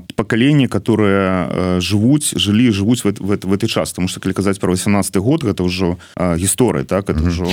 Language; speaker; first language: Belarusian; non-native, local second language; Russian